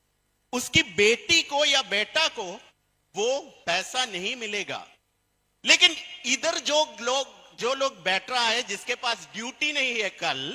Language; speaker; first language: Hindi; non-native, fluent; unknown